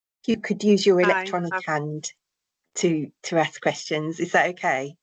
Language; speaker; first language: English; native; English